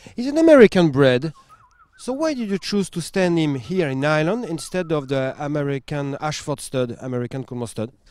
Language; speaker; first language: English; non-native, fluent; French